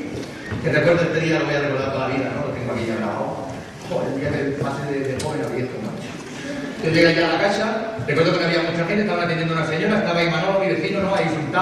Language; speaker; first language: Spanish; native; Spanish